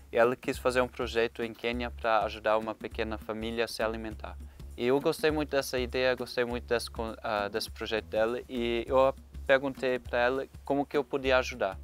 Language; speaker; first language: Portuguese; non-native, fluent; German